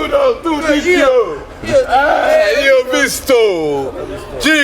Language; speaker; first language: Italian; non-native, learner; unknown